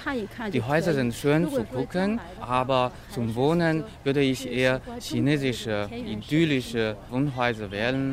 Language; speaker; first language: German; non-native, fluent; Chinese